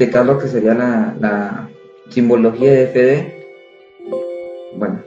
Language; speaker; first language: Spanish; native; Spanish